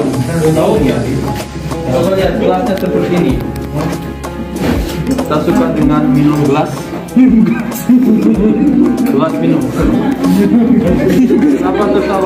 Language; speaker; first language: Indonesian; non-native, learner; Turkish